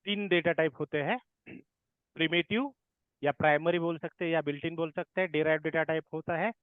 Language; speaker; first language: Hindi; non-native, local second language; Marathi